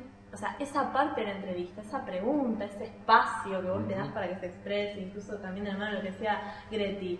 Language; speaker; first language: Spanish; native; Spanish